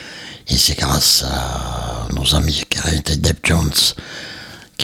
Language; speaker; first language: French; native; French